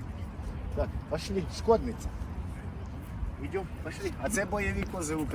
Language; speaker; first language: Ukrainian; non-native, local second language; Russian